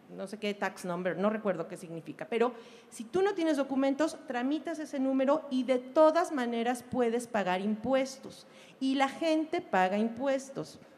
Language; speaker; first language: Spanish; native; Spanish